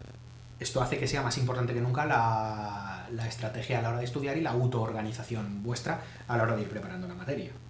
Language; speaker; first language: Spanish; native; Spanish